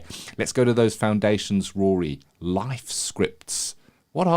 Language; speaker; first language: English; native; English